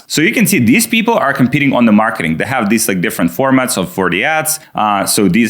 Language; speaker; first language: English; non-native, fluent; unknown